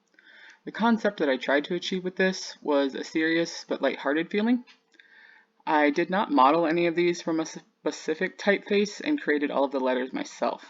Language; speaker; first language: English; native; English